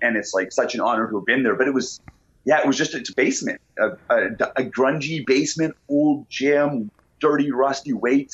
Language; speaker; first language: English; native; English